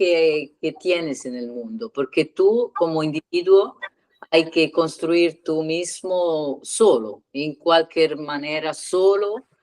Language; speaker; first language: Spanish; non-native, learner; Italian